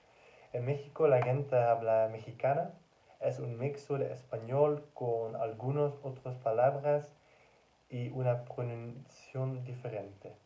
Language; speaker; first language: Spanish; non-native, learner; Dutch